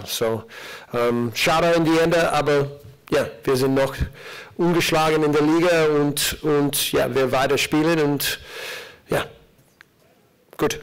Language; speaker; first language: German; non-native, learner; English